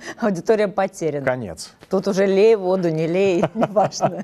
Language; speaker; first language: Russian; native; Russian